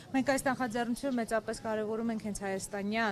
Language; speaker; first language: Armenian; native; Armenian